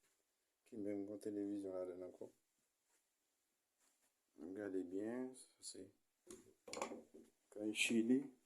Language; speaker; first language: French; non-native, learner; Haitian Creole